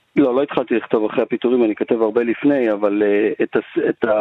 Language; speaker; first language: Hebrew; native; Hebrew